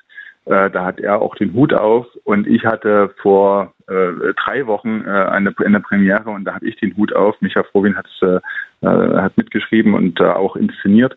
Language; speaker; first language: German; native; German